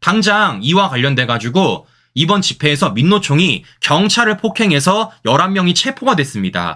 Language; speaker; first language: Korean; native; Korean